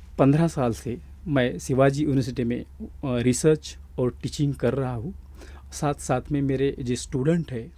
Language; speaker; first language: Hindi; non-native, local second language; Marathi